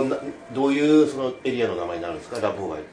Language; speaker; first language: Japanese; native; Japanese